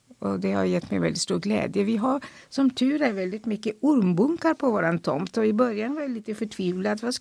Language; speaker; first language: Swedish; non-native, fluent; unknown